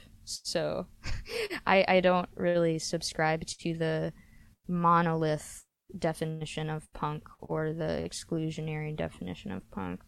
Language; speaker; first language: English; native; English